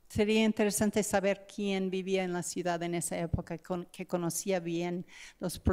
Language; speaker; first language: Spanish; non-native, fluent; English